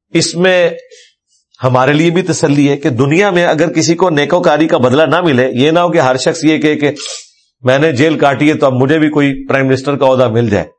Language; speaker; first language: Urdu; non-native, local second language; Punjabi